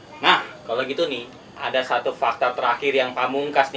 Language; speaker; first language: Indonesian; native; Indonesian